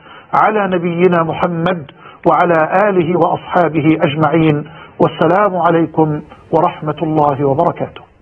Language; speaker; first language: Arabic; native; Arabic